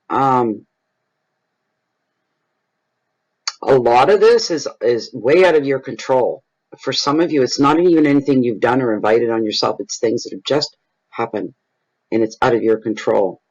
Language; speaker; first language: English; native; English